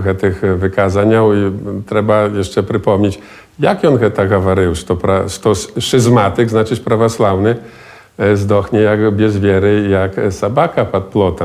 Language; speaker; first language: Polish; non-native, local second language; Belarusian